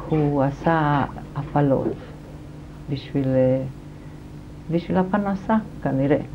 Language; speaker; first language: Hebrew; non-native, fluent; German